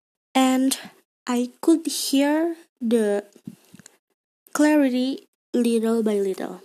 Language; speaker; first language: English; non-native, learner; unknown